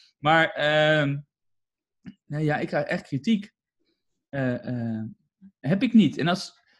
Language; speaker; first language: Dutch; native; Dutch